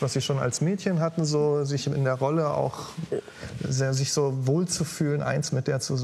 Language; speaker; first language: German; native; German